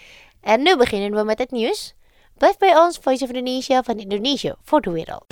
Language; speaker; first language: Dutch; non-native, fluent; Indonesian